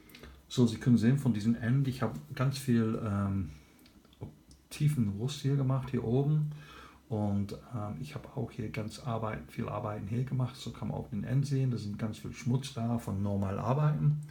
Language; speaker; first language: German; non-native, learner; English